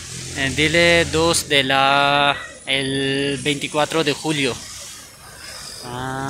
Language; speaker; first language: Spanish; non-native, learner; Urdu